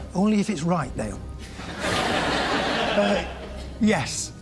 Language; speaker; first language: English; native; English